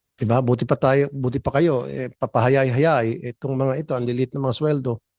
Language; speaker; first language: Filipino; native; Filipino